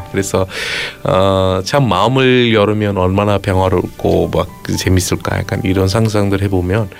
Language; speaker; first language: Korean; non-native, fluent; Bangla